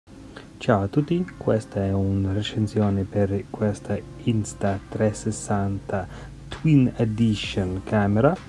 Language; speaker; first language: Italian; non-native, learner; English